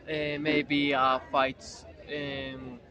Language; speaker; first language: English; non-native, learner; Spanish